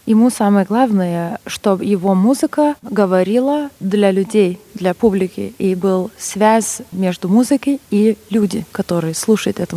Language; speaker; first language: Russian; non-native, fluent; Lithuanian